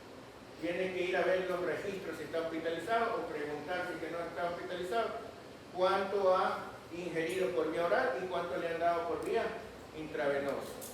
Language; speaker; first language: Spanish; native; Spanish